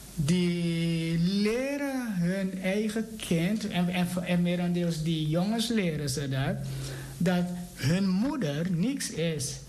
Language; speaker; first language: Dutch; native; Dutch